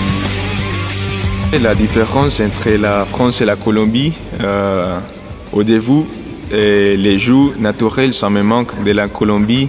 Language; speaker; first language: French; non-native, fluent; Spanish